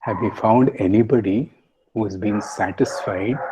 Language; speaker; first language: English; non-native, local second language; Kannada